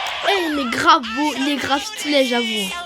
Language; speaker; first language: French; native; French